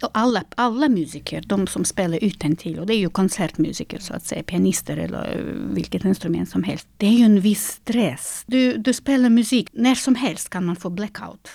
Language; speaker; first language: Swedish; non-native, fluent; Russian